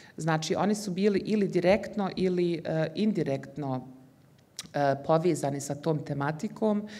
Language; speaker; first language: Bosnian; early bilingual, heritage; Bosnian